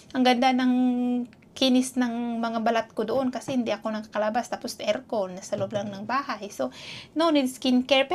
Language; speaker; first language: Filipino; non-native, local second language; Cebuano